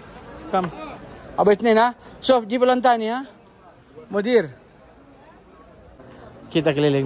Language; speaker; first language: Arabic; non-native, learner; Indonesian